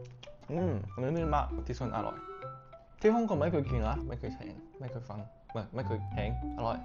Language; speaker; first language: Thai; non-native, learner; Cantonese